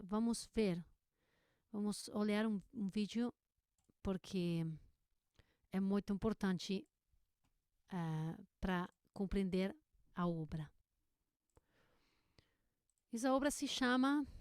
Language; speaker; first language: Portuguese; non-native, learner; Spanish